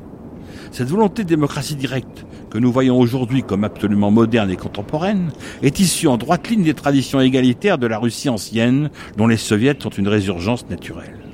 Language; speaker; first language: French; native; French